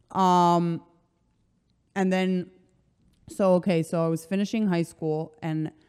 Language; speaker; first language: English; early bilingual, other home language; Slovenian